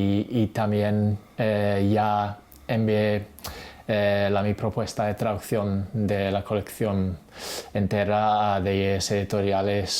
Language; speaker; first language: Spanish; non-native, fluent; English